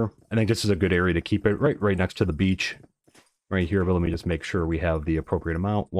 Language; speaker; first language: English; native; English